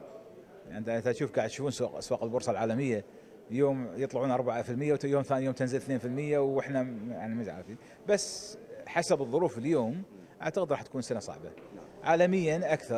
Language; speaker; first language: Arabic; native; Arabic